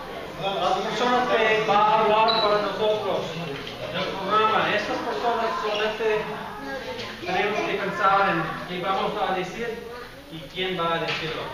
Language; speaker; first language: Spanish; non-native, fluent; English